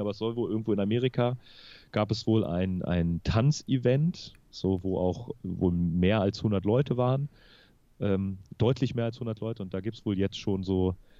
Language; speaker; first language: German; native; German